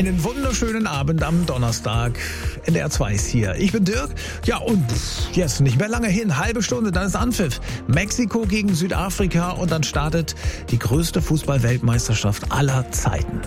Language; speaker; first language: German; native; German